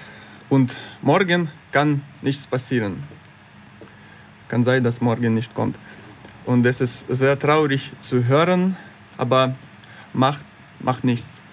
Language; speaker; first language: German; non-native, learner; Ukrainian